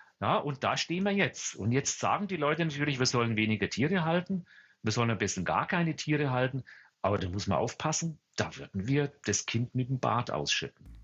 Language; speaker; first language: German; native; German